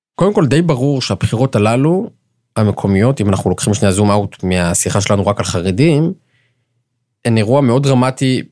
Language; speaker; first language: Hebrew; native; Hebrew